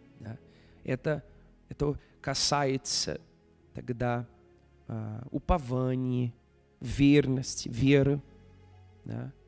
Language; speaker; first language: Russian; non-native, fluent; Portuguese